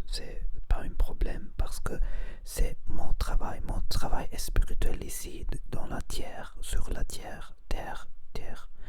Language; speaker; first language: French; non-native, learner; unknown